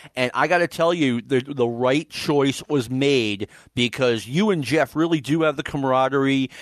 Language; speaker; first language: English; native; English